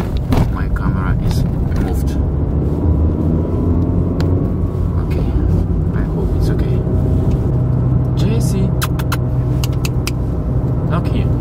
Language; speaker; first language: English; non-native, learner; Russian